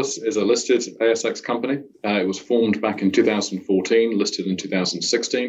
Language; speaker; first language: English; native; English